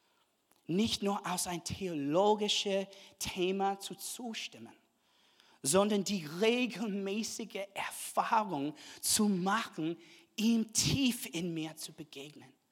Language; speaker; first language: German; non-native, fluent; English